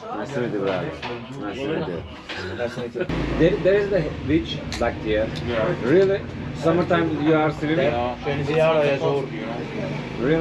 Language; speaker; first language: English; non-native, learner; Turkish